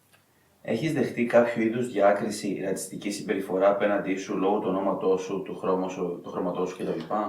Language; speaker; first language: Greek; native; Greek